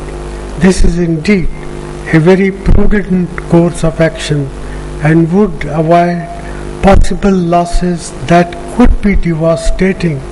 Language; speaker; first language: English; non-native, local second language; Punjabi